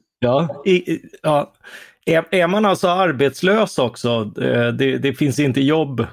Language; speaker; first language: Swedish; native; Swedish